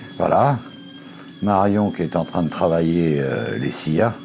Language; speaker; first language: French; native; French